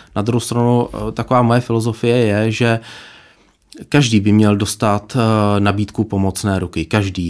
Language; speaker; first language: Czech; native; Czech